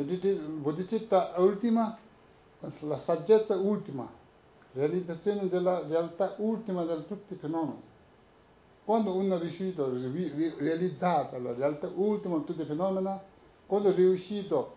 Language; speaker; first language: Italian; non-native, learner; Tibetan